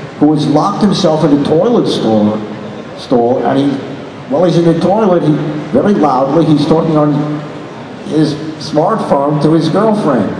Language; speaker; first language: English; native; English